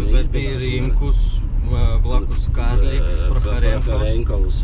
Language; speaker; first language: Latvian; native; Latvian